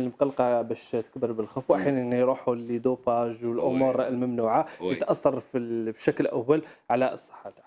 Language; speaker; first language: Arabic; native; Arabic